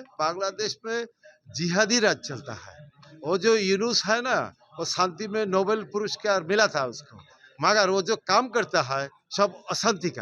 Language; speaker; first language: Hindi; non-native, fluent; Bangla